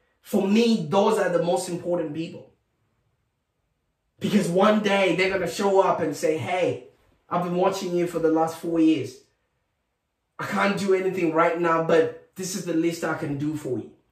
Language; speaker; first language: English; non-native, local second language; Shona